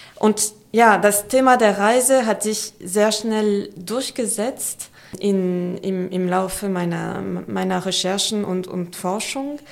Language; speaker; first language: German; non-native, fluent; French